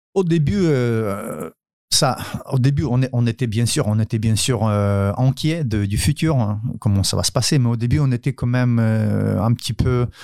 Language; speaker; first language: French; non-native, fluent; Ukrainian